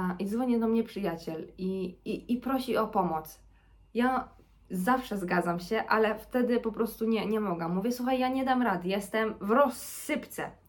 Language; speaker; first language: Polish; early bilingual, heritage; Polish